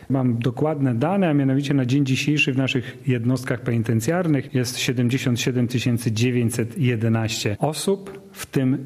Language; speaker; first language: Polish; native; Polish